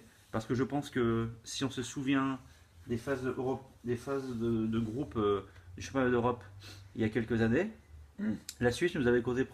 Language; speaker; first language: French; native; French